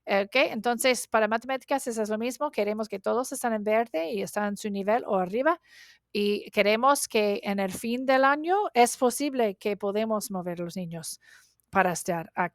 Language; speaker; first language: Spanish; non-native, learner; English